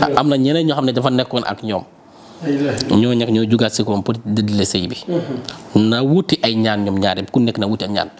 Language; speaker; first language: Wolof; non-native, local second language; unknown